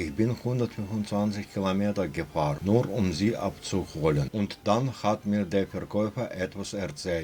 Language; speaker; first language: German; non-native, fluent; Russian